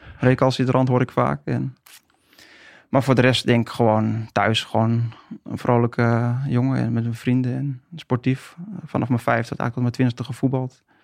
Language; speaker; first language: Dutch; native; Dutch